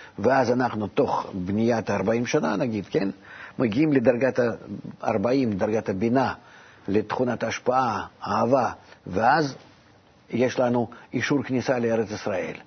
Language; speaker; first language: Hebrew; non-native, fluent; Russian